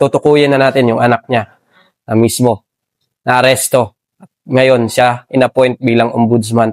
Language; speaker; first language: Filipino; native; Filipino